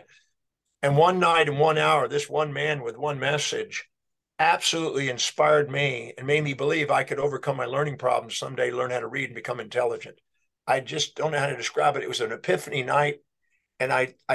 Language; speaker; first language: English; native; English